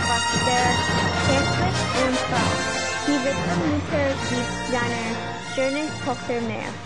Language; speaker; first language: German; non-native, learner; English